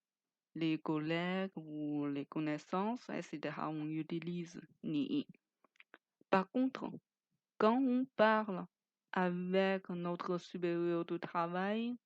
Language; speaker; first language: French; non-native, fluent; Chinese